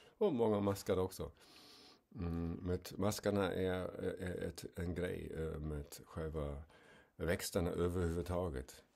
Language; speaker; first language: Swedish; non-native, fluent; German